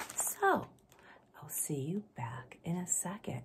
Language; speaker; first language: English; native; English